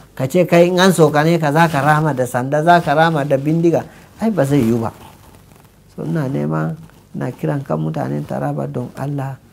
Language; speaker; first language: Hausa; non-native, local second language; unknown